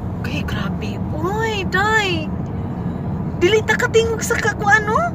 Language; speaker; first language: Filipino; native; Filipino